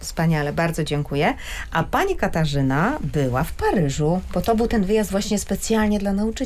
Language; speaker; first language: Polish; native; Polish